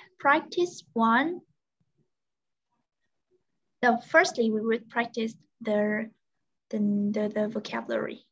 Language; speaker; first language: English; non-native, learner; Vietnamese